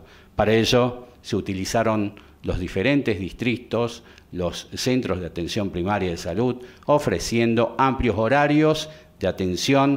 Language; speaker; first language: Spanish; native; Spanish